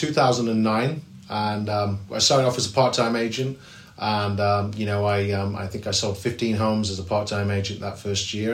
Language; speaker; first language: English; native; English